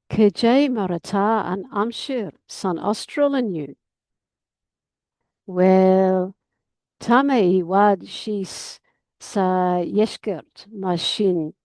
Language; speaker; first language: Irish; non-native, learner; English